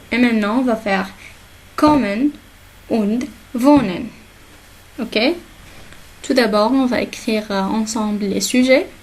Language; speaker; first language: French; non-native, local second language; Arabic